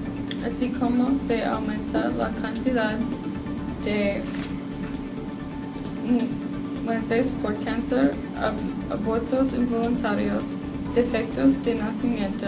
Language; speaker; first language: Spanish; non-native, learner; English